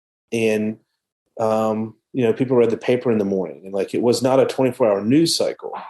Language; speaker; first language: English; native; English